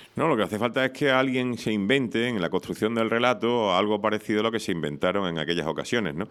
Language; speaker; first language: Spanish; native; Spanish